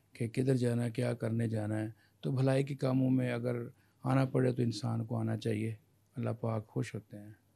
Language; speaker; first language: Urdu; non-native, local second language; Punjabi